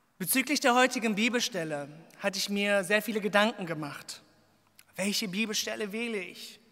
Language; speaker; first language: German; early bilingual, other home language; Korean